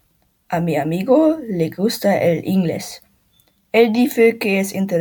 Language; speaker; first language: Spanish; non-native, learner; German